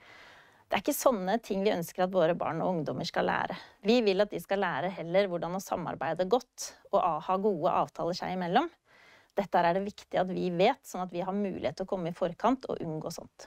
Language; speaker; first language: Norwegian; native; Norwegian